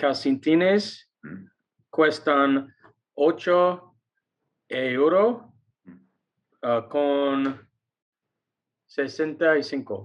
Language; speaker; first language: Spanish; non-native, learner; English